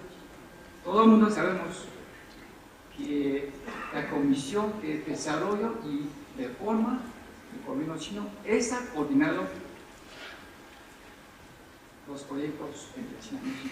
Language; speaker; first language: Spanish; non-native, fluent; Chinese